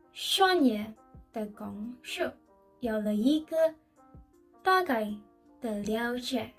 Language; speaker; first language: Chinese; non-native, learner; Indonesian